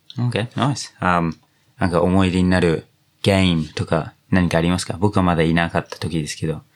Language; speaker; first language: Japanese; non-native, fluent; English